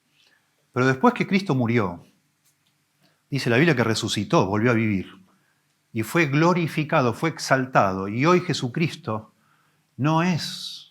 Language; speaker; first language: Spanish; native; Spanish